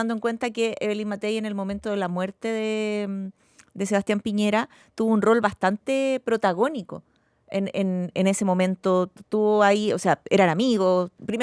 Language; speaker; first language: Spanish; native; Spanish